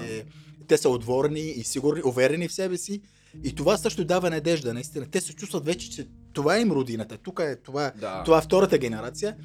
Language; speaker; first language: Bulgarian; non-native, fluent; Arabic